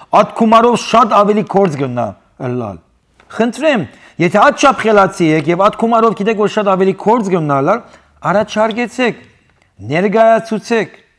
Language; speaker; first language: Armenian; native; Armenian